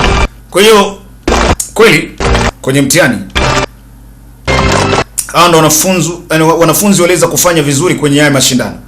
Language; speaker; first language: Swahili; native; Swahili